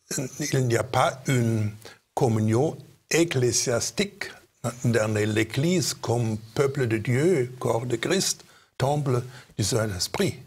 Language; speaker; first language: French; non-native, fluent; German